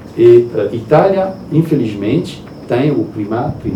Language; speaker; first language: Portuguese; non-native, learner; Italian